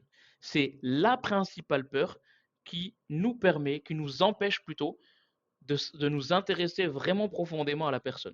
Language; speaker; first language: French; native; French